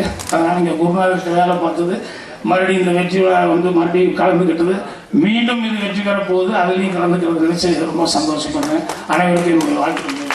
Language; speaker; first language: Tamil; native; Tamil